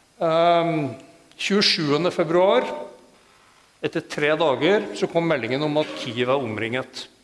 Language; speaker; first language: Norwegian; native; Norwegian